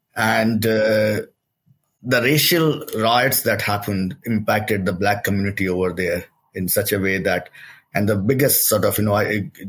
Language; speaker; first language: English; non-native, local second language; Hindi